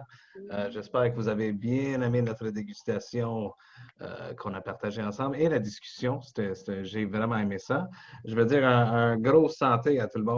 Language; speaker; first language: French; non-native, local second language; English